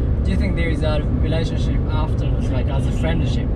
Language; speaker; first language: English; non-native, learner; Japanese